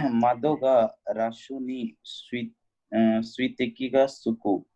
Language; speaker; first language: Japanese; non-native, learner; Hindi